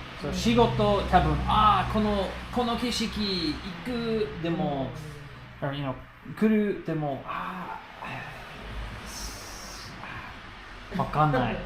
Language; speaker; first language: Japanese; non-native, learner; English